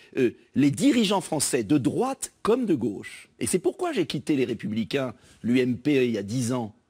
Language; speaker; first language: French; native; French